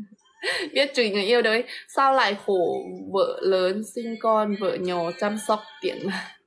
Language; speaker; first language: Vietnamese; non-native, fluent; Lao